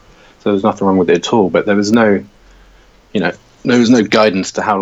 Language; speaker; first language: English; native; English